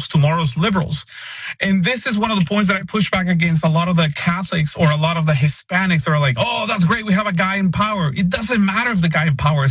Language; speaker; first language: English; non-native, fluent; Spanish